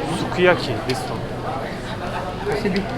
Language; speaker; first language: English; non-native, learner; Turkish